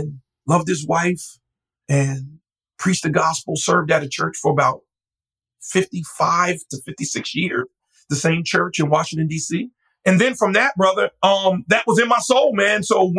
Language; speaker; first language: English; native; English